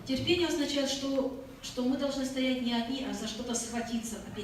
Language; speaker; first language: Russian; native; Russian